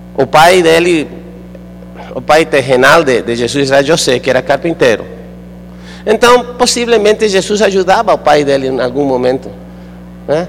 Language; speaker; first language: Portuguese; non-native, fluent; Spanish